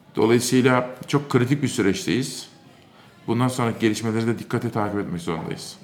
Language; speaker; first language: Turkish; native; Turkish